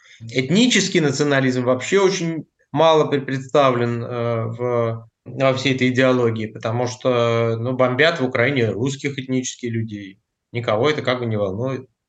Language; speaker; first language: Russian; native; Russian